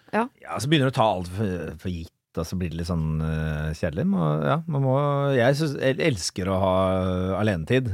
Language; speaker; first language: Norwegian; early bilingual, other home language; Persian